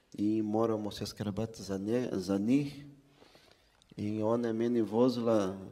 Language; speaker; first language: Slovenian; non-native, fluent; Portuguese